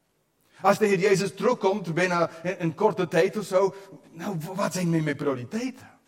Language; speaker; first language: Dutch; non-native, fluent; English